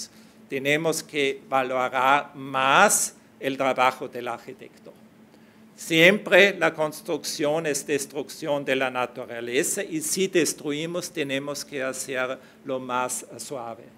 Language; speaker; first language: Spanish; non-native, fluent; German